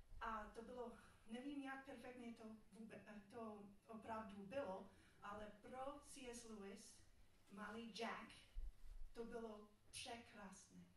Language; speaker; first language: Czech; non-native, learner; English